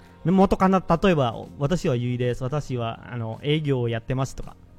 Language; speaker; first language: Japanese; non-native, fluent; Indonesian